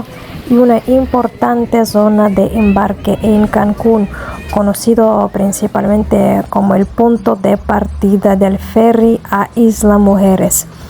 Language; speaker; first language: Spanish; non-native, fluent; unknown